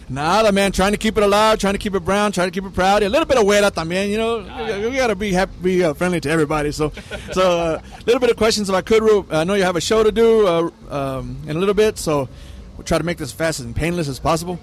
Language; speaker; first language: English; early bilingual, other home language; Spanish